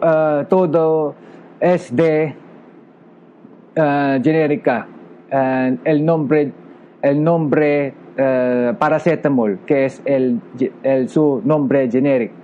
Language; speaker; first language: Spanish; non-native, local second language; Filipino